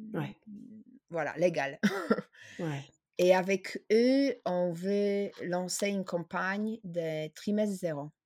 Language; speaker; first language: French; non-native, fluent; Polish